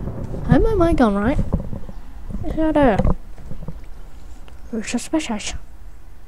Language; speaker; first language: English; native; English